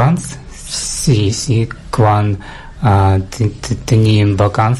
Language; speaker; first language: Catalan; non-native, learner; Russian